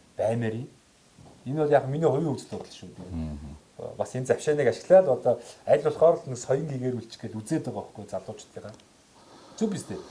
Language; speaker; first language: Mongolian; native; Mongolian